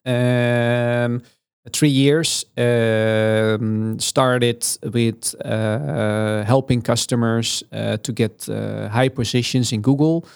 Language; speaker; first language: English; non-native, fluent; Dutch